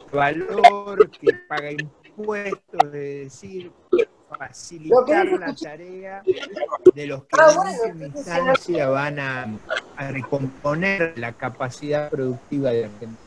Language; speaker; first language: Spanish; native; Spanish